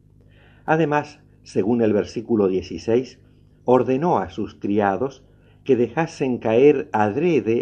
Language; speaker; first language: Spanish; native; Spanish